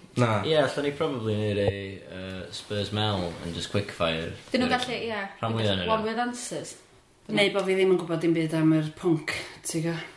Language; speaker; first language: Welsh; native; Welsh